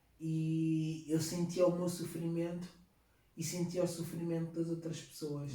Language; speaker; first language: Portuguese; native; Portuguese